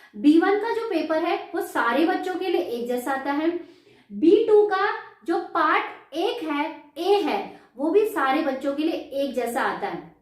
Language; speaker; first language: Hindi; native; Hindi